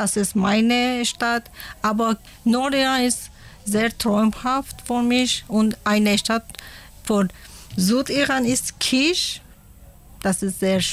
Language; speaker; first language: German; non-native, learner; Persian